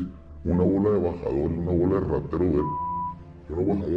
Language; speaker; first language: Spanish; native; Spanish